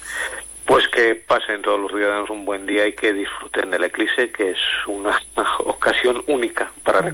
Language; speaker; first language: Spanish; native; Spanish